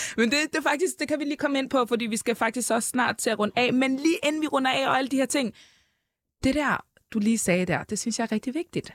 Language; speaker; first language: Danish; early bilingual, other home language; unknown